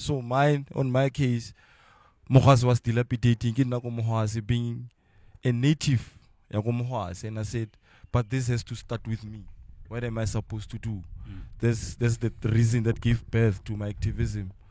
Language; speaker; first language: English; non-native, local second language; Tswana